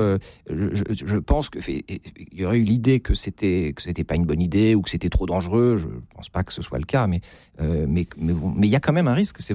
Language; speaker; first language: French; native; French